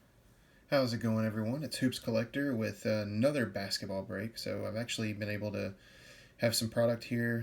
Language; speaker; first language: English; native; English